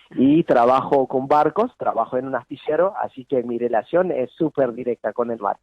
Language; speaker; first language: Spanish; non-native, fluent; Armenian